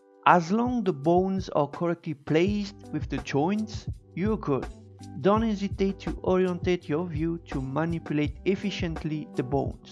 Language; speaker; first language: English; non-native, fluent; French